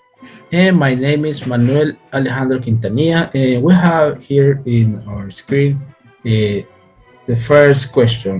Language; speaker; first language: English; non-native, learner; Spanish